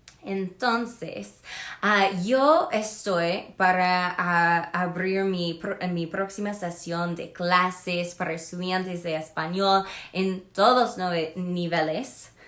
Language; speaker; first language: Spanish; non-native, fluent; English